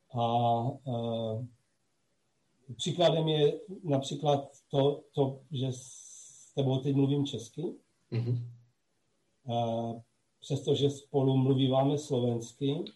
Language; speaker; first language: Czech; non-native, local second language; Slovak